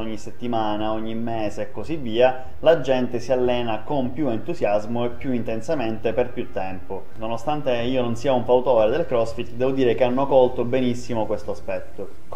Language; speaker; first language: Italian; native; Italian